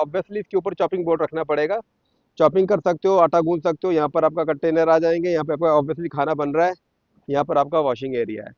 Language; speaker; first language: Hindi; native; Hindi